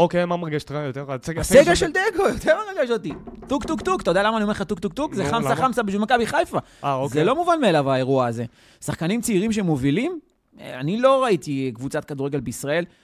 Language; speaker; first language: Hebrew; native; Hebrew